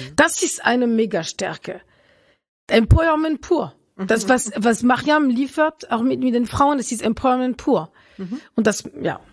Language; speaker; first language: German; non-native, fluent; French